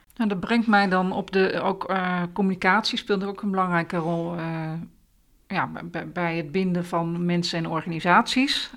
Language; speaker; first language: Dutch; native; Dutch